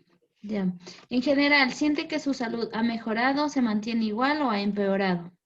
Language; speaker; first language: Spanish; native; Spanish